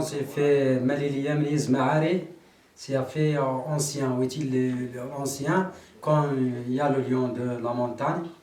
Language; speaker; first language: French; non-native, learner; Central Atlas Tamazight